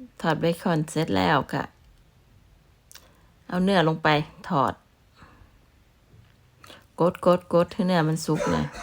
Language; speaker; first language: Thai; non-native, local second language; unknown